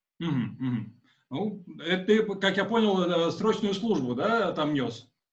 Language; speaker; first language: Russian; native; Russian